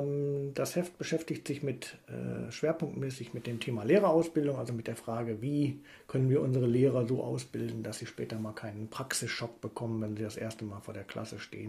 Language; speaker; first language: German; native; German